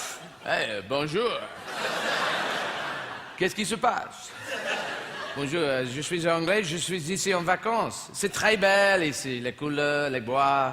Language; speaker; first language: French; non-native, fluent; English